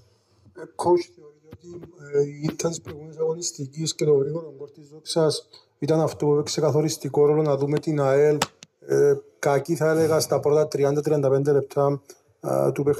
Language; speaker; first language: Greek; native; Greek